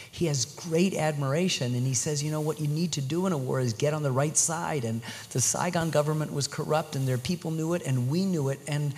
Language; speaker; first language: English; native; English